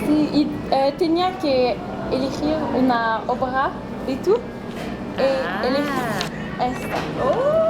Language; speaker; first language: Spanish; non-native, learner; French